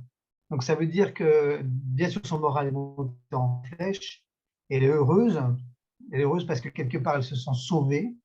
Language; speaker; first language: French; native; French